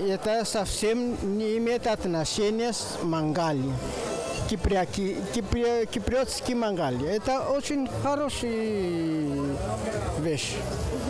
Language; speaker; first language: Russian; non-native, learner; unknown